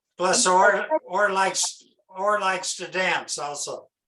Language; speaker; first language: English; native; English